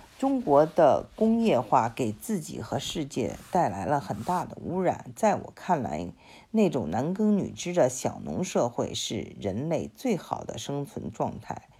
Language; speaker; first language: Chinese; native; Chinese